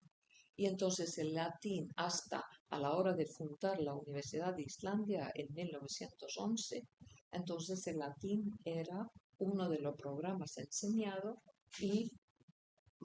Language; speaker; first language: Spanish; non-native, fluent; Icelandic